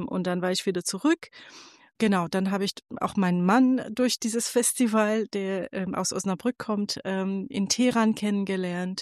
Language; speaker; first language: German; non-native, fluent; Persian